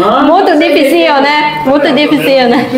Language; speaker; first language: Portuguese; non-native, learner; Vietnamese